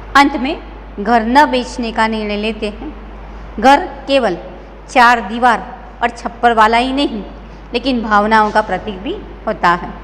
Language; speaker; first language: Hindi; non-native, local second language; Gujarati